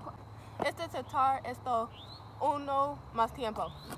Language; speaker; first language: Spanish; non-native, learner; English